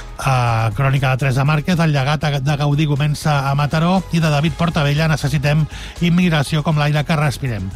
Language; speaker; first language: Catalan; native; Catalan